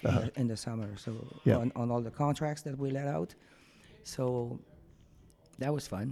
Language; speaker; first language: English; non-native, fluent; French